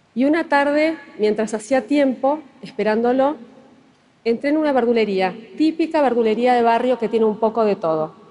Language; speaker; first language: Spanish; native; Spanish